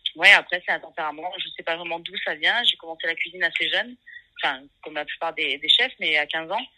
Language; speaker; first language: French; native; French